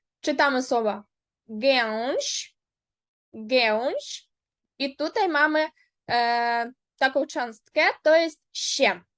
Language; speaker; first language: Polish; non-native, fluent; Ukrainian